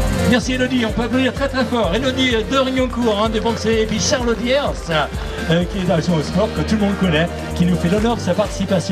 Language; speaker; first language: French; native; French